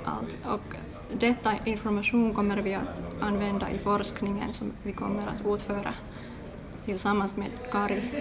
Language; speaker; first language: Swedish; non-native, local second language; Finnish